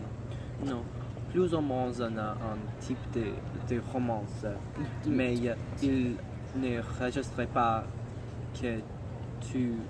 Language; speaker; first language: French; non-native, learner; English